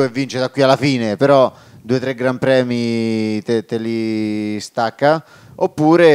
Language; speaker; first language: Italian; native; Italian